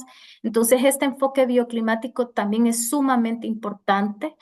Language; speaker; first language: Spanish; native; Spanish